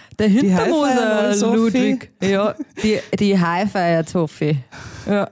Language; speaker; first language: German; native; German